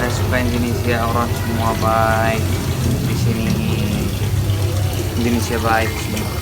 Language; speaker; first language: Indonesian; non-native, learner; Arabic